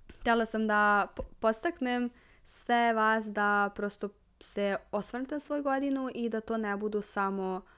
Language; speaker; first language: Serbian; native; Serbian